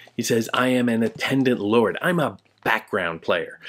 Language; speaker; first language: English; native; English